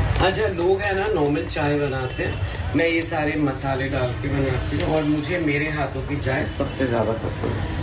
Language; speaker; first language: Hindi; non-native, local second language; Sindhi